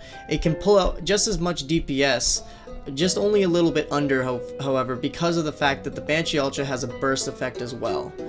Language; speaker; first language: English; native; English